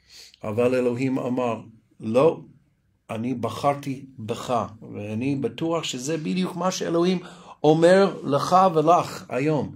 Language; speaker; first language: Hebrew; non-native, fluent; English